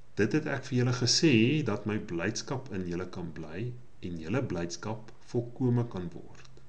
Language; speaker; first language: Afrikaans; native; Afrikaans